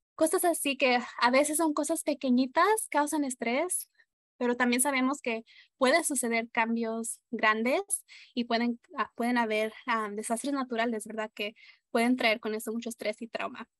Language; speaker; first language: Spanish; early bilingual, heritage; Spanish